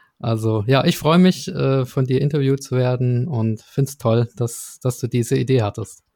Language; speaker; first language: German; native; German